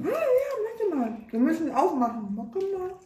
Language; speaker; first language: German; non-native, fluent; Filipino